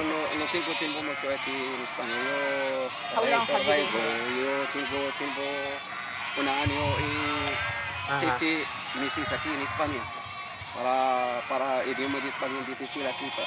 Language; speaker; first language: Spanish; non-native, learner; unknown